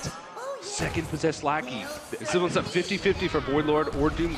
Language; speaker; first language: English; native; English